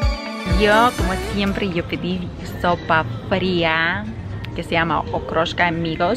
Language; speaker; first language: Spanish; non-native, fluent; Russian